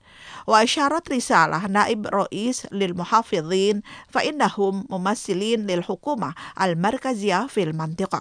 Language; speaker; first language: Arabic; non-native, fluent; Indonesian